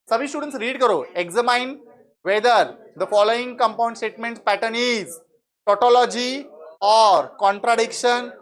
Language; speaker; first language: Hindi; non-native, local second language; Marathi